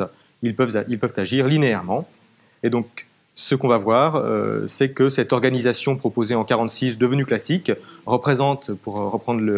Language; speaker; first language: French; native; French